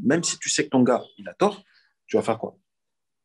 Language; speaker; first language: French; native; French